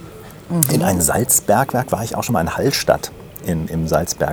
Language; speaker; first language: German; native; German